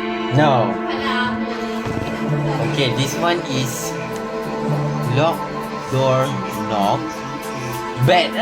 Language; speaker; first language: English; non-native, local second language; Malay